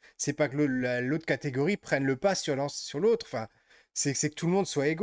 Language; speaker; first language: French; native; French